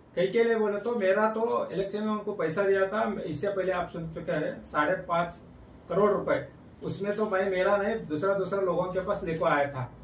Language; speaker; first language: Hindi; non-native, local second language; Kannada